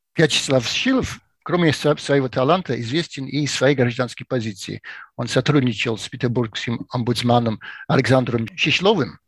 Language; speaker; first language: Russian; non-native, fluent; English